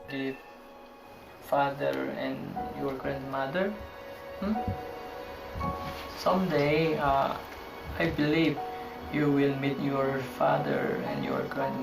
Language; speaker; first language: English; non-native, learner; Korean